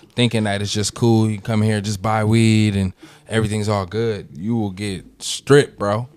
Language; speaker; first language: English; native; English